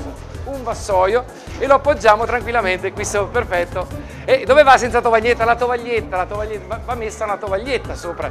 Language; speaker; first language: Italian; native; Italian